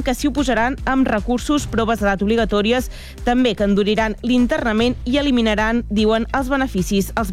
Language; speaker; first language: Catalan; native; Catalan